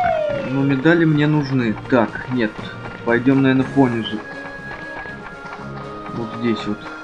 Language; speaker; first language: Russian; native; Russian